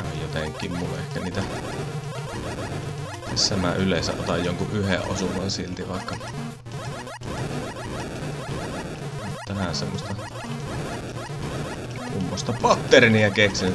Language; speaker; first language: Finnish; native; Finnish